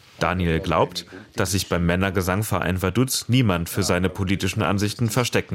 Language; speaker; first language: German; native; German